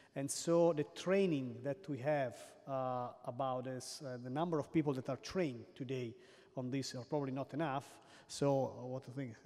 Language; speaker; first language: English; non-native, fluent; Italian